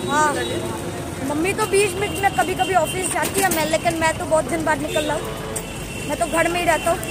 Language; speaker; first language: Hindi; non-native, local second language; Bangla